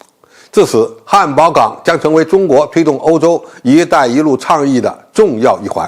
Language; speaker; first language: Chinese; native; Chinese